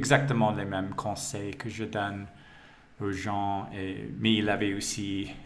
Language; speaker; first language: French; non-native, fluent; English